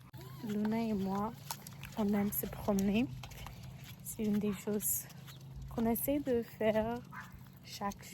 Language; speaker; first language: French; non-native, fluent; English